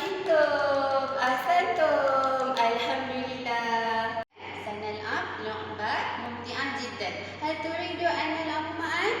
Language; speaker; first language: Arabic; non-native, learner; Malay